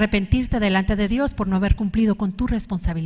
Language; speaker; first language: Spanish; native; Spanish